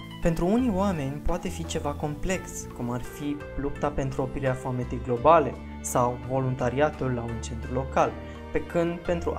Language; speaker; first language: Romanian; native; Romanian